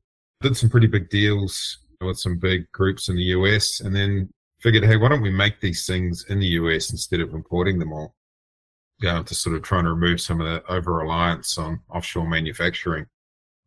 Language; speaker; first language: English; native; English